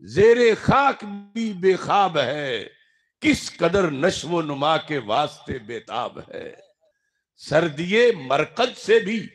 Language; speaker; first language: Urdu; non-native, local second language; Punjabi